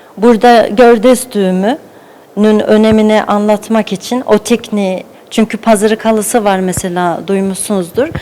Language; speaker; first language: Turkish; early bilingual, heritage; Turkish